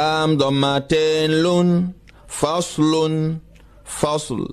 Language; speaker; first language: Arabic; non-native, fluent; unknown